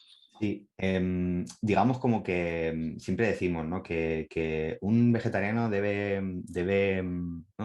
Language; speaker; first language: Spanish; native; Spanish